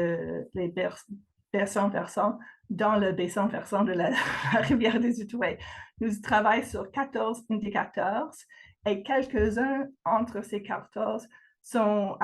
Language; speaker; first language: French; non-native, fluent; English